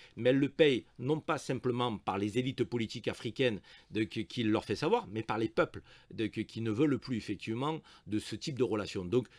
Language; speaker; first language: French; native; French